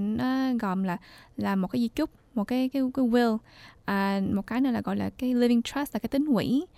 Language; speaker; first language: Vietnamese; early bilingual, heritage; Vietnamese